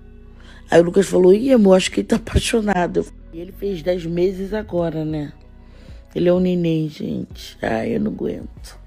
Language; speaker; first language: Portuguese; native; Portuguese